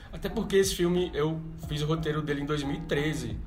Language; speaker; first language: Portuguese; native; Portuguese